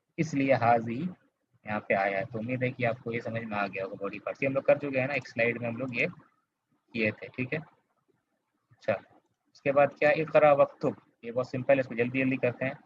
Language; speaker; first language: Urdu; native; Urdu